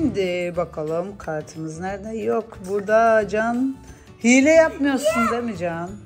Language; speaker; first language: Turkish; early bilingual, heritage; Turkish